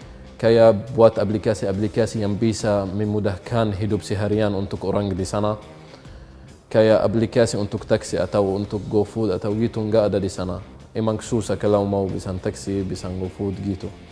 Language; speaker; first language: Indonesian; non-native, fluent; Arabic